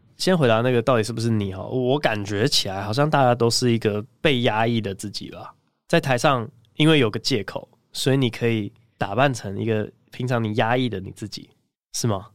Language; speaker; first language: Chinese; native; Chinese